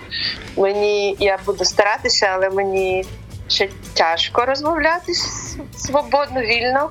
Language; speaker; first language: Ukrainian; non-native, local second language; Russian